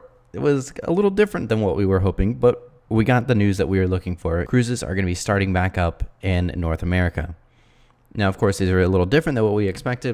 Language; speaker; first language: English; native; English